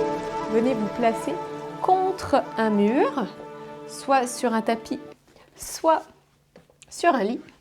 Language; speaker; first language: French; native; French